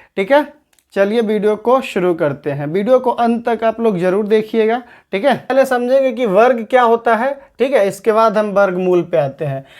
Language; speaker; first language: Hindi; native; Hindi